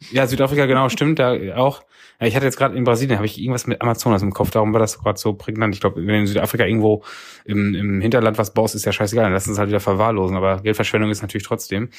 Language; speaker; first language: German; native; German